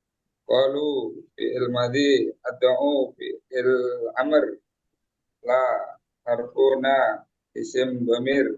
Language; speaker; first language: Arabic; non-native, learner; Indonesian